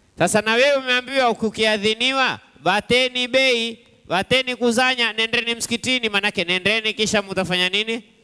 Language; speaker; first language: Swahili; native; Swahili